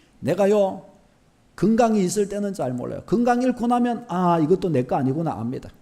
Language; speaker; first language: Korean; native; Korean